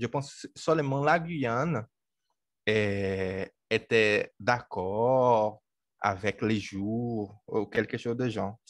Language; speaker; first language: French; native; French